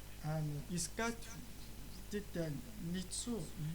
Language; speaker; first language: Russian; non-native, learner; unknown